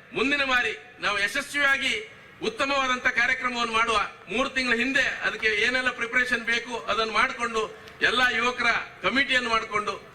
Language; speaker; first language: Kannada; native; Kannada